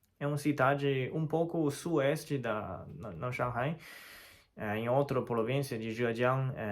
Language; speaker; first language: Portuguese; non-native, fluent; Chinese